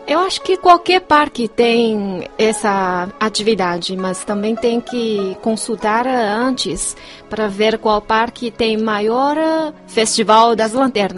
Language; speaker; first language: Portuguese; non-native, fluent; Chinese